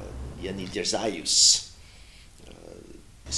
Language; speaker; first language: Russian; non-native, learner; English